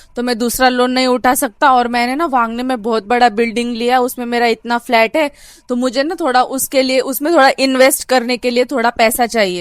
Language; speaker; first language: Hindi; non-native, local second language; Marathi